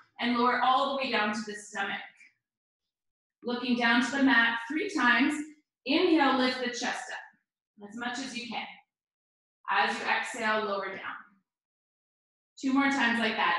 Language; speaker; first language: English; native; English